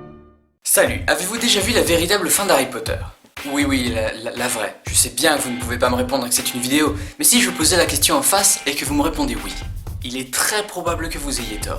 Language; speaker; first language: French; native; French